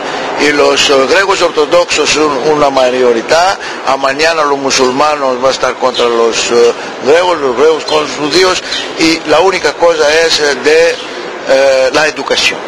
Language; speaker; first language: Spanish; early bilingual, heritage; Ladino